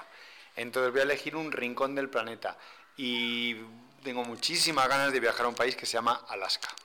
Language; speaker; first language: Spanish; native; Spanish